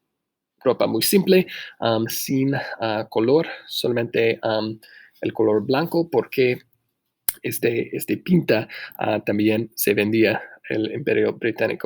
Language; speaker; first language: Spanish; non-native, fluent; English